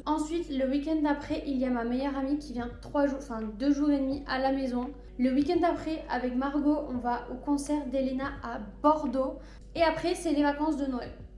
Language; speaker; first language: French; native; French